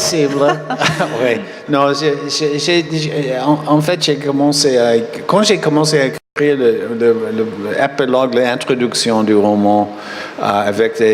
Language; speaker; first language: French; non-native, fluent; English